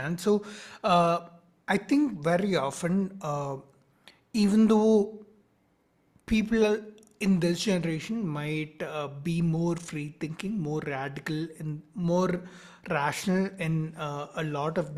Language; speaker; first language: English; non-native, local second language; Malayalam